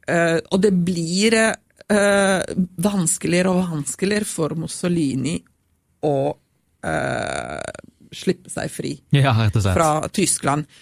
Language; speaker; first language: Norwegian; non-native, fluent; Italian